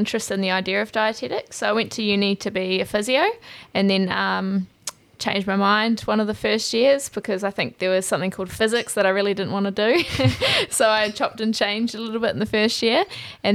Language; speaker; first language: English; native; English